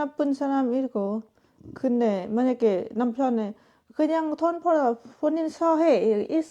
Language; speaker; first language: Korean; non-native, learner; Lao